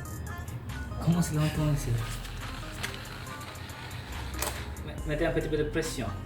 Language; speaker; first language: French; non-native, learner; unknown